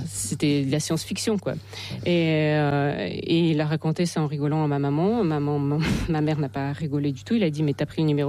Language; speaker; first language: French; non-native, fluent; Russian